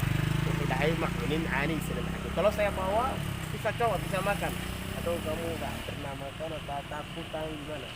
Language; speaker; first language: Indonesian; non-native, learner; Somali